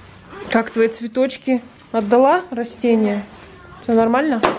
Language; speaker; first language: Russian; native; Russian